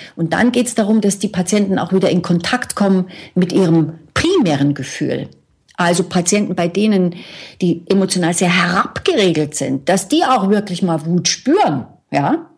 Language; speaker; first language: German; native; German